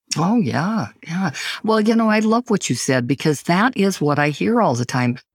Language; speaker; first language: English; native; English